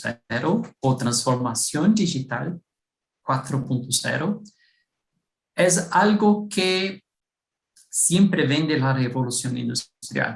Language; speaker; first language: Spanish; non-native, fluent; Portuguese